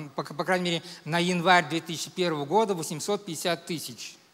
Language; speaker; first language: Russian; native; Russian